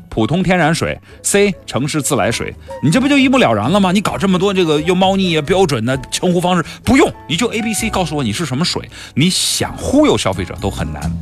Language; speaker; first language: Chinese; native; Chinese